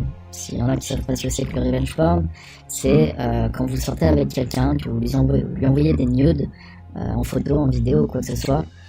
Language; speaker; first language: French; native; French